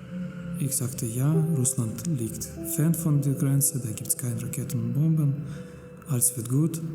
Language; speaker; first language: German; non-native, fluent; Russian